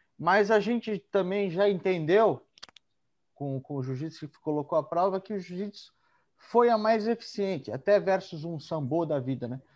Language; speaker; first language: Portuguese; native; Portuguese